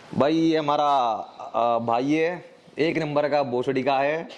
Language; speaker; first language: Hindi; non-native, local second language; Telugu